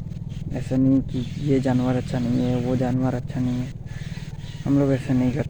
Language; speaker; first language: Hindi; non-native, local second language; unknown